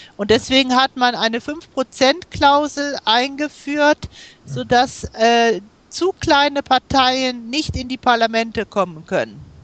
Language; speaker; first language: German; native; German